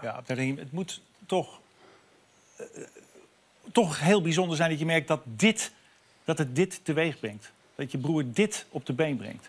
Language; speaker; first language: Dutch; native; Dutch